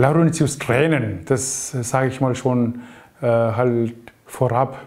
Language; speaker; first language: German; non-native, fluent; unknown